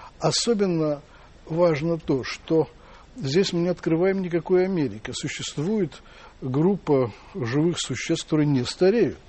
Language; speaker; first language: Russian; native; Russian